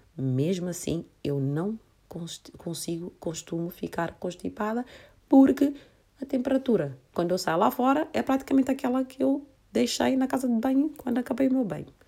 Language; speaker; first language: Portuguese; non-native, local second language; Kabuverdianu